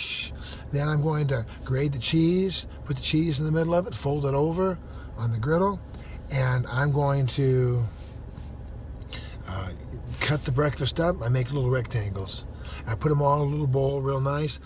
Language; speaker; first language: English; native; English